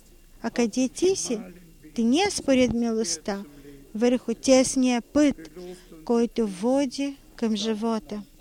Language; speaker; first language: Bulgarian; non-native, fluent; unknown